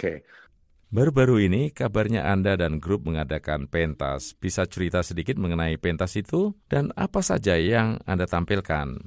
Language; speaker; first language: Indonesian; native; Indonesian